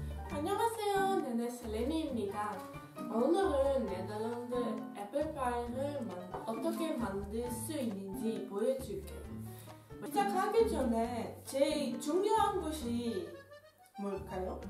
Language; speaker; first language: Korean; non-native, learner; Dutch